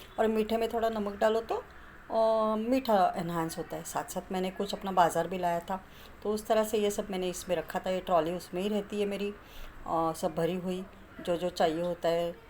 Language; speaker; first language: Hindi; non-native, local second language; Marathi